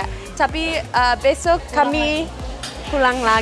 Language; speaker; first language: Indonesian; non-native, learner; English